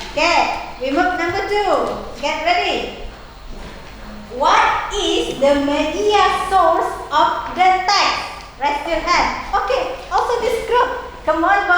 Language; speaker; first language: English; non-native, learner; Indonesian